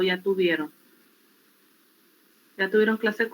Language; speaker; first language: Spanish; native; Spanish